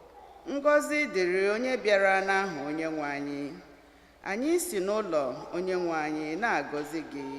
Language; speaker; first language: Igbo; native; Igbo